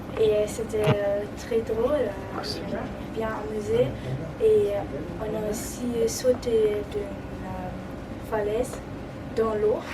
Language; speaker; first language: French; non-native, learner; German